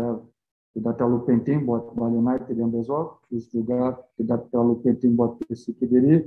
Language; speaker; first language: Indonesian; non-native, fluent; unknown